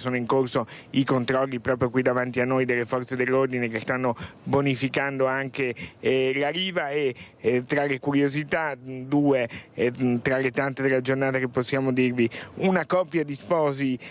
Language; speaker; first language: Italian; native; Italian